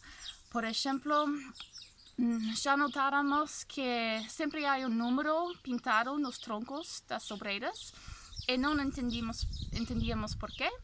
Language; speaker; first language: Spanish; non-native, fluent; English